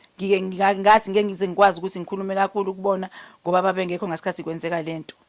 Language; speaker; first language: Zulu; native; Zulu